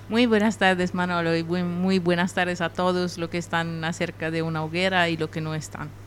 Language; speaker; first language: Spanish; non-native, fluent; Italian